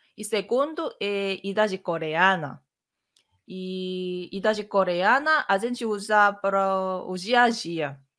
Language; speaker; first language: Portuguese; non-native, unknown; Korean